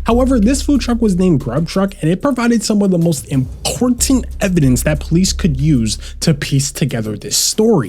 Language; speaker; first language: English; native; English